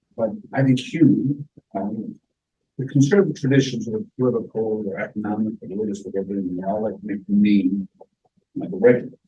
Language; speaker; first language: English; native; English